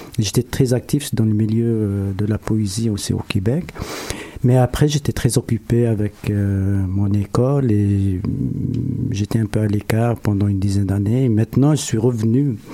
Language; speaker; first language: French; non-native, local second language; Arabic